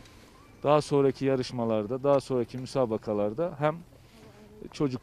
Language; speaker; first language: Turkish; native; Turkish